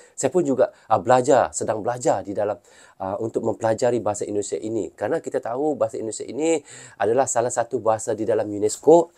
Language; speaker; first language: Malay; native; Malay